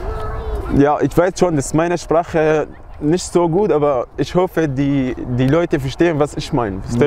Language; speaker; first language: German; non-native, learner; Arabic